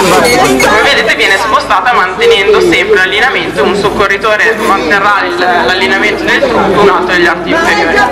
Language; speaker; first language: Italian; native; Italian